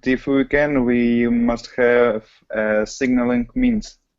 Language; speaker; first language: English; non-native, learner; Russian